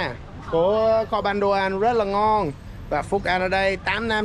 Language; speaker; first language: Vietnamese; non-native, fluent; English